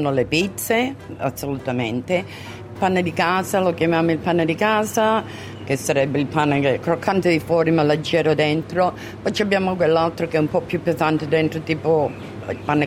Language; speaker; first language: Italian; early bilingual, other home language; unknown